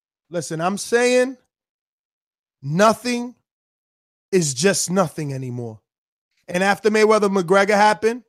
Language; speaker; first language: English; native; English